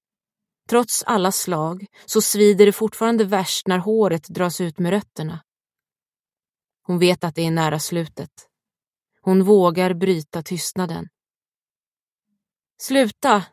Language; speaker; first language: Swedish; native; Swedish